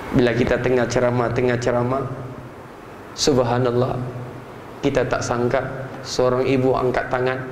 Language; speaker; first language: Malay; native; Malay